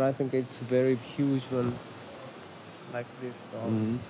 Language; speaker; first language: English; non-native, learner; Japanese